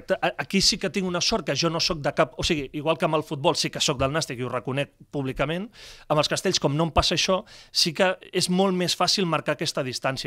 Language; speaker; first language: Catalan; native; Catalan